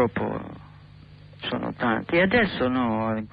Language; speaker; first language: Italian; non-native, learner; English